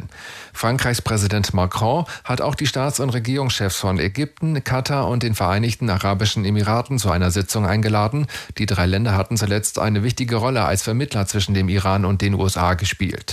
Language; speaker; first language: German; native; German